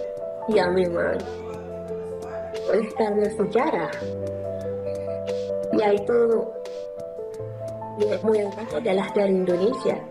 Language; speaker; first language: Indonesian; non-native, fluent; Malagasy